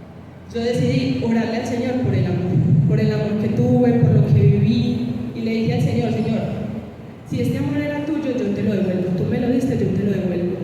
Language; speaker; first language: Spanish; native; Spanish